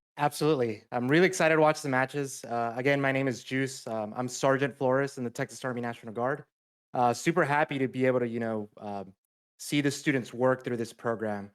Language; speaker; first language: English; native; English